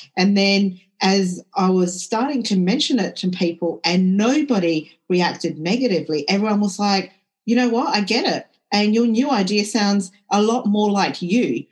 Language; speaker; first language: English; early bilingual, other home language; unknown